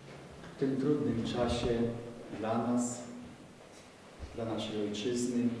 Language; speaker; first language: Polish; non-native, learner; Ukrainian